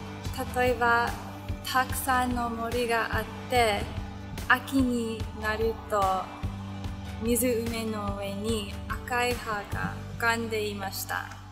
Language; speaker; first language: Japanese; non-native, fluent; English